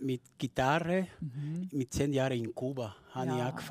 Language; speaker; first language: German; non-native, fluent; Spanish